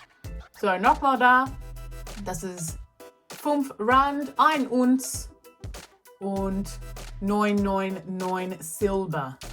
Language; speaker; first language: German; non-native, learner; English